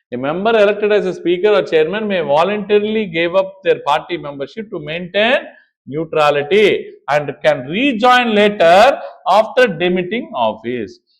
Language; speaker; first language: English; non-native, local second language; Tamil